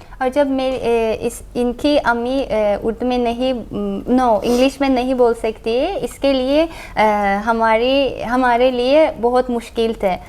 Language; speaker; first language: Urdu; non-native, learner; Azerbaijani